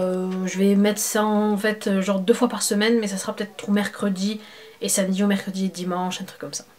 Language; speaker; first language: French; native; French